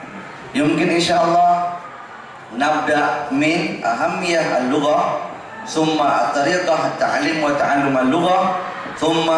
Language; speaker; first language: Arabic; non-native, fluent; Indonesian